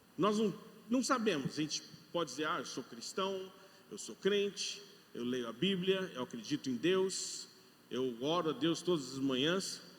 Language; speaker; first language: Portuguese; non-native, fluent; English